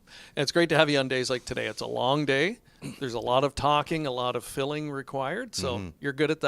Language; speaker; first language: English; native; English